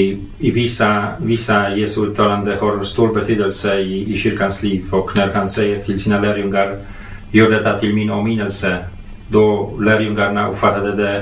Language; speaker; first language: Swedish; non-native, fluent; Polish